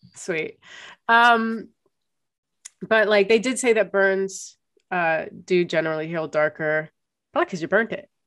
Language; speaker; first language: English; native; English